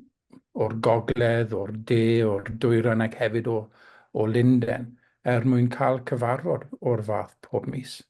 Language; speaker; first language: Welsh; non-native, local second language; English